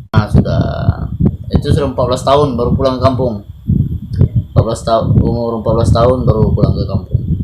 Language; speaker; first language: Indonesian; early bilingual, heritage; Indonesian